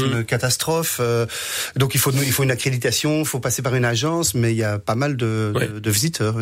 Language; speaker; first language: French; native; French